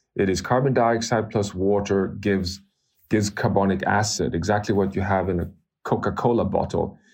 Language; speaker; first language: English; non-native, fluent; Swedish